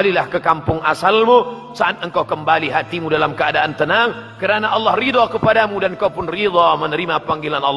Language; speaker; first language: Malay; native; Malay